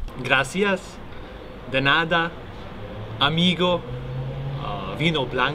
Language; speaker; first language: Spanish; non-native, learner; Hungarian